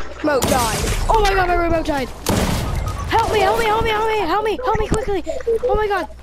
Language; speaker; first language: English; native; English